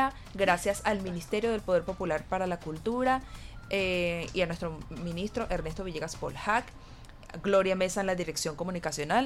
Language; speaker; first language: Spanish; native; Spanish